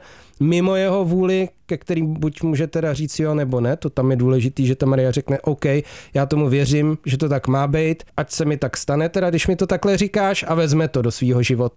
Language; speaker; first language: Czech; native; Czech